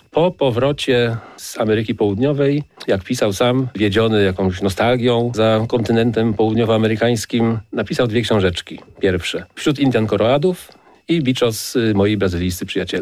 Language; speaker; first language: Polish; native; Polish